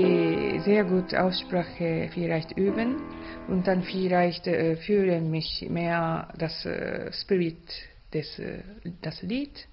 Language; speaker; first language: German; non-native, learner; Japanese